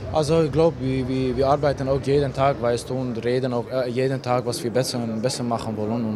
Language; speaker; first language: German; non-native, fluent; Dutch